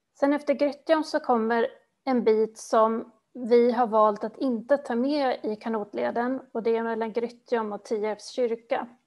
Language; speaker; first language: Swedish; native; Swedish